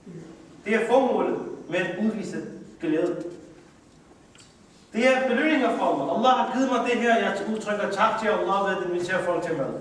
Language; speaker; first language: Danish; early bilingual, other home language; Urdu